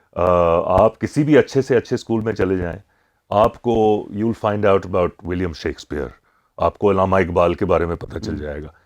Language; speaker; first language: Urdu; native; Urdu